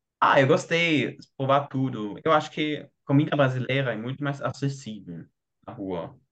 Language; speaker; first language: Portuguese; non-native, fluent; German